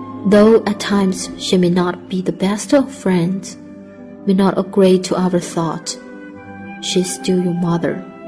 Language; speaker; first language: English; non-native, fluent; Chinese